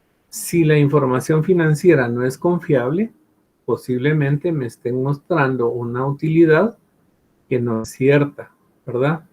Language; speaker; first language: Spanish; native; Spanish